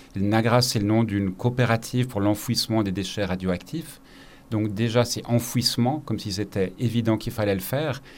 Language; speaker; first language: French; native; French